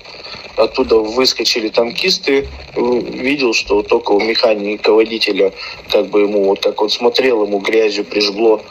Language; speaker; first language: Russian; native; Russian